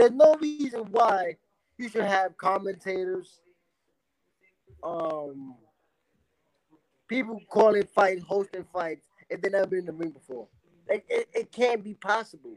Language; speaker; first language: English; native; English